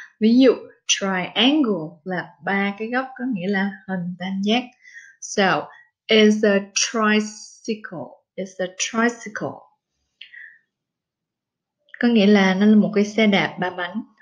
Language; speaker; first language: Vietnamese; native; Vietnamese